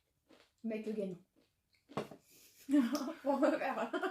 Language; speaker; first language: English; non-native, learner; French